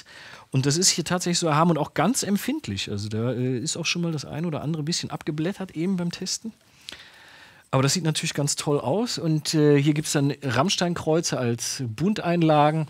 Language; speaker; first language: German; native; German